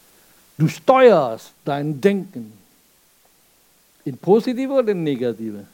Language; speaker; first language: German; non-native, fluent; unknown